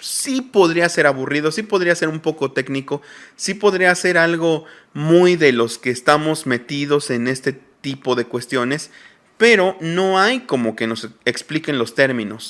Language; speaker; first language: Spanish; native; Spanish